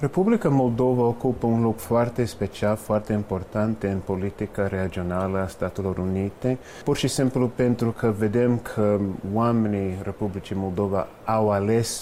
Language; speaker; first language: Romanian; non-native, fluent; English